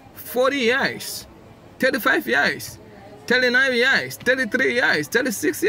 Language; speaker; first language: Portuguese; non-native, fluent; English